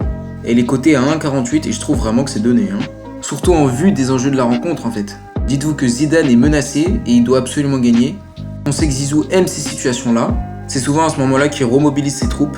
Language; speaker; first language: French; native; French